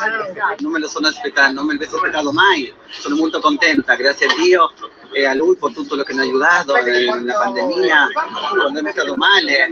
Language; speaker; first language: Italian; non-native, fluent; Spanish